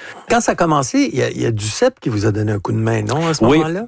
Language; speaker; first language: French; native; French